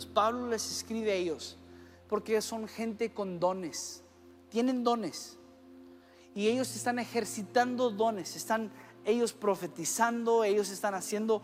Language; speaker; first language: Spanish; early bilingual, other home language; English